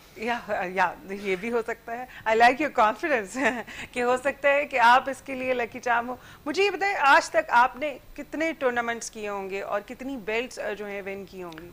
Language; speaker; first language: Urdu; native; Urdu